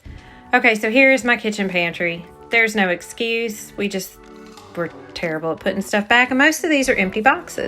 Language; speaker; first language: English; native; English